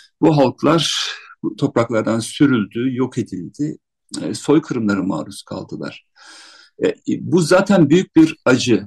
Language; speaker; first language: Turkish; native; Turkish